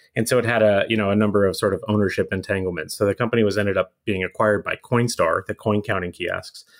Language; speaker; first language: English; native; English